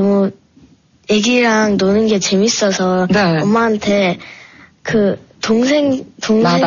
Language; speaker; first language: Korean; early bilingual, heritage; Korean